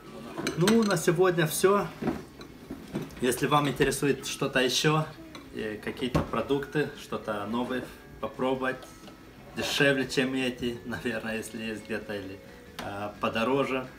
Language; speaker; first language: Russian; non-native, fluent; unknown